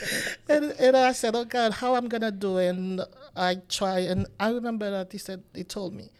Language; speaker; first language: English; non-native, learner; Haitian Creole